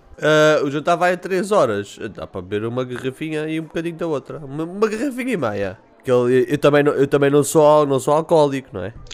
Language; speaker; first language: Portuguese; native; Portuguese